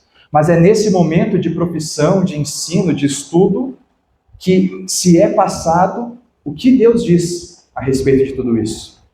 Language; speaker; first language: Portuguese; native; Portuguese